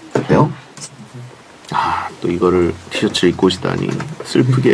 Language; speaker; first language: Korean; native; Korean